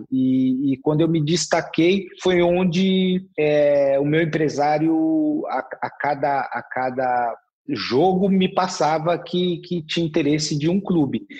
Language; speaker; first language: Portuguese; native; Portuguese